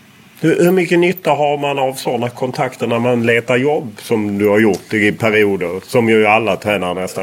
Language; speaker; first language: Swedish; native; Swedish